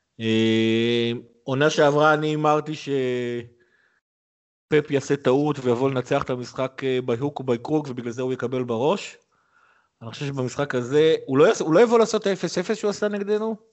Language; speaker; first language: Hebrew; native; Hebrew